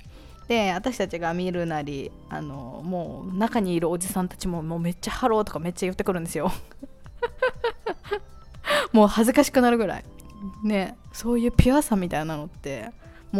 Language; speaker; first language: Japanese; native; Japanese